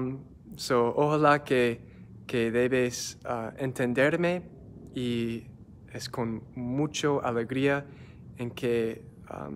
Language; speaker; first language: Spanish; non-native, learner; English